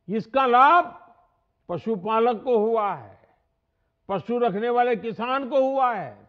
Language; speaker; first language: Hindi; non-native, local second language; Gujarati